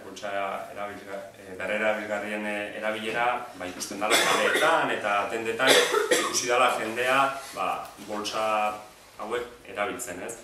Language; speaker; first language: Basque; native; Basque